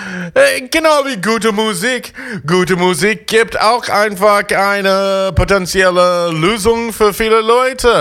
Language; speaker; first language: German; non-native, fluent; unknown